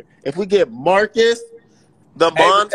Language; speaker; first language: English; native; English